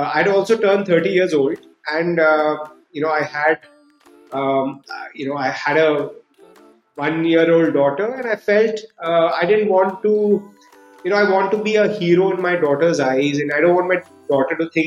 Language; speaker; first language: English; non-native, local second language; Hindi